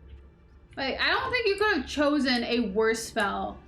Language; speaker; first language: English; native; English